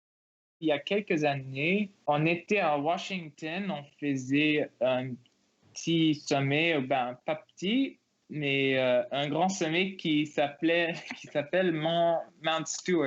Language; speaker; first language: French; non-native, local second language; English